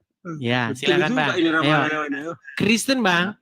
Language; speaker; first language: Indonesian; native; Indonesian